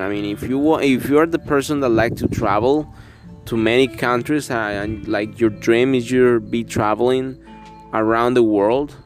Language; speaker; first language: English; non-native, learner; Spanish